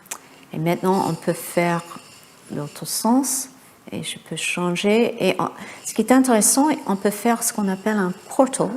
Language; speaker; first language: French; non-native, fluent; English